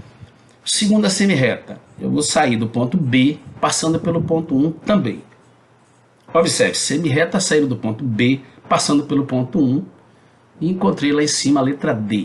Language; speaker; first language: Portuguese; native; Portuguese